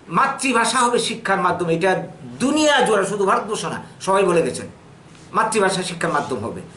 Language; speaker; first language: Bangla; native; Bangla